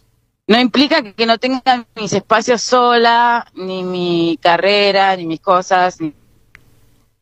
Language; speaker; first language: Spanish; native; Spanish